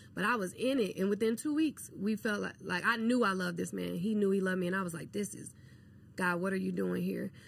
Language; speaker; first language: English; native; English